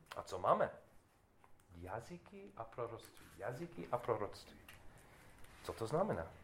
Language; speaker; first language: Czech; non-native, learner; English